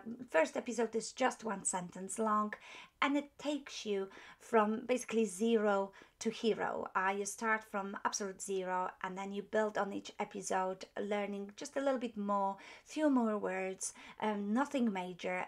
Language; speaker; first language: English; non-native, fluent; Polish